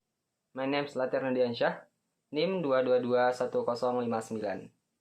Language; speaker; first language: English; non-native, learner; Indonesian